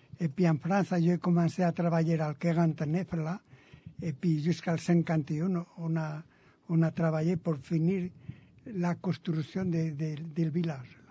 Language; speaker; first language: French; non-native, fluent; Spanish